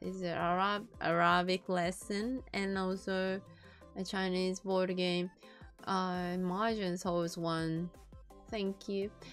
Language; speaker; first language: English; non-native, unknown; Japanese